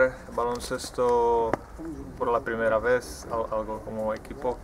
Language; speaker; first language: Spanish; non-native, fluent; Czech